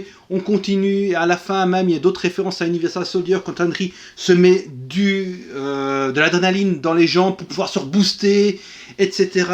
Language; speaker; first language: French; native; French